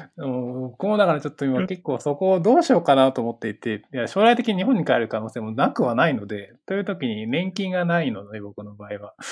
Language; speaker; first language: Japanese; native; Japanese